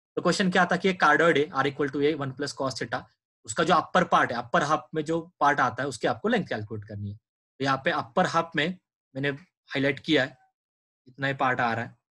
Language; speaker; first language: Hindi; non-native, local second language; Marathi